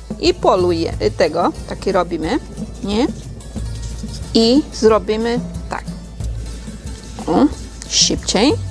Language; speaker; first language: Polish; non-native, learner; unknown